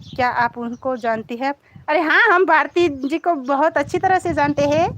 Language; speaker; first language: Hindi; non-native, local second language; Gujarati